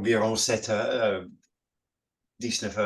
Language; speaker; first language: French; non-native, fluent; English